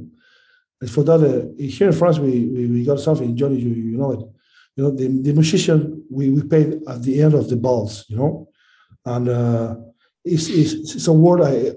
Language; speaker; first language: English; non-native, learner; Spanish